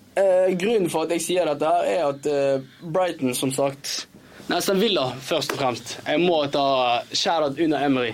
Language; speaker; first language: Norwegian; early bilingual, other home language; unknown